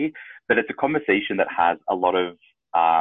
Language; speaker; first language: English; native; English